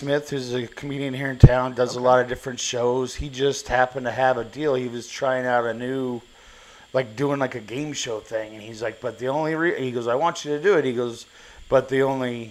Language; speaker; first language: English; native; English